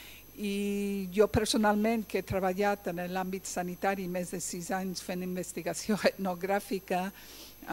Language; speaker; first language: Catalan; non-native, fluent; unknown